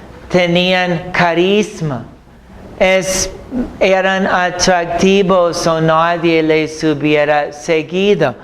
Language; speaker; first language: Spanish; non-native, fluent; English